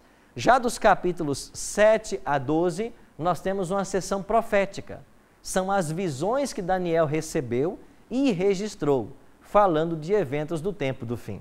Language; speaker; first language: Portuguese; native; Portuguese